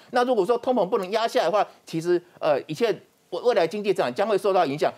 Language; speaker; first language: Chinese; native; Chinese